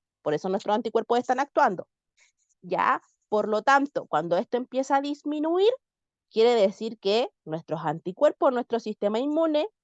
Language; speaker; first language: Spanish; native; Spanish